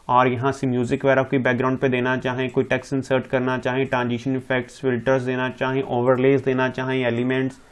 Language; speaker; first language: Hindi; non-native, local second language; Punjabi